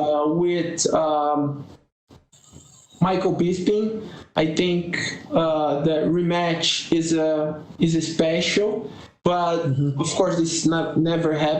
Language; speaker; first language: English; non-native, learner; Portuguese